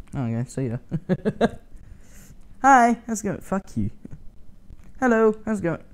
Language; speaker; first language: English; native; English